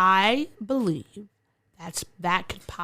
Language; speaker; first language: English; native; English